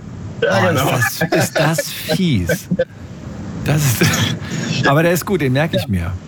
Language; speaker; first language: German; native; German